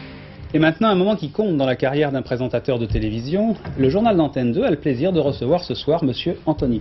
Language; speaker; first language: French; native; French